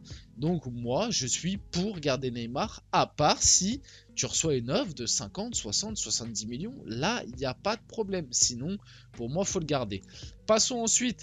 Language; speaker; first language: French; early bilingual, other home language; Portuguese